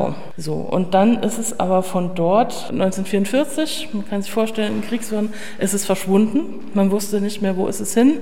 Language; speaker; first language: German; native; German